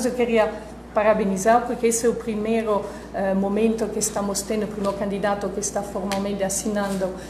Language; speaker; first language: Portuguese; non-native, fluent; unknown